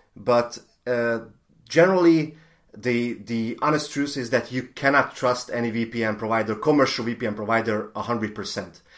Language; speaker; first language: English; non-native, fluent; Hungarian